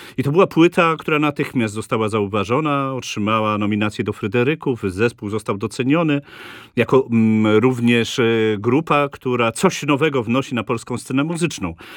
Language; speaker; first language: Polish; native; Polish